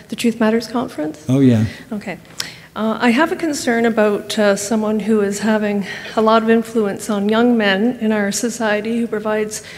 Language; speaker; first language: English; non-native, fluent; Romanian